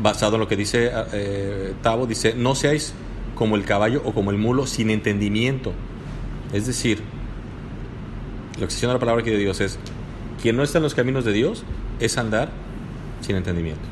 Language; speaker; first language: Spanish; native; Spanish